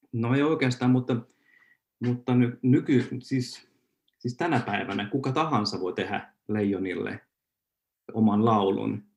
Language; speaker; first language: Finnish; non-native, local second language; Swedish